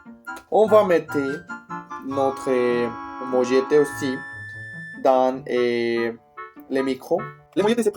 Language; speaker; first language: French; non-native, learner; Spanish